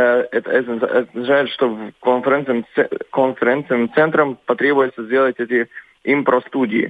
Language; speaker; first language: Russian; non-native, local second language; Latvian